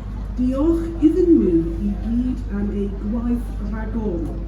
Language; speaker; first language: Welsh; non-native, learner; English